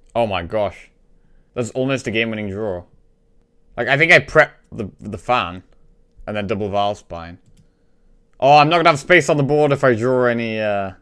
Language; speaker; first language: English; native; English